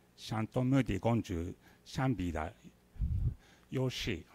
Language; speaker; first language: Chinese; non-native, learner; Japanese